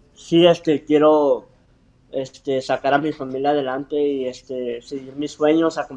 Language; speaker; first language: Spanish; early bilingual, heritage; Spanish